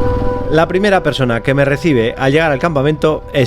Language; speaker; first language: Spanish; native; Spanish